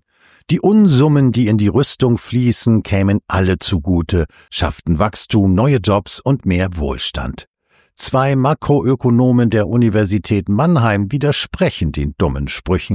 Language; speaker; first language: German; native; German